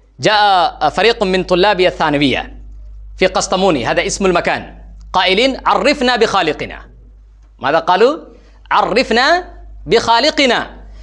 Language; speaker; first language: Arabic; non-native, fluent; Urdu